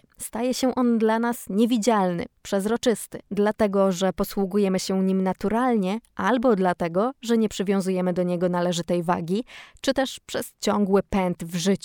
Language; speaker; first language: Polish; native; Polish